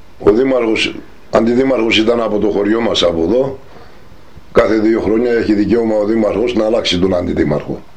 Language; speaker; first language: Greek; non-native, local second language; Turkish